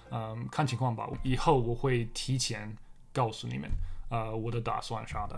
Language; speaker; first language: Chinese; non-native, fluent; English